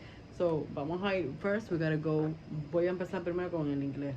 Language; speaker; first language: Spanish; early bilingual, heritage; Spanish